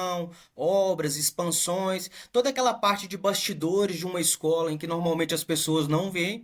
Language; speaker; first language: Portuguese; native; Portuguese